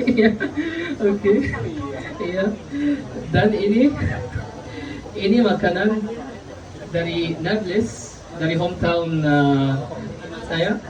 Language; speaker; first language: Indonesian; non-native, fluent; Arabic